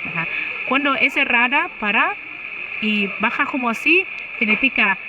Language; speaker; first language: Spanish; non-native, learner; Thai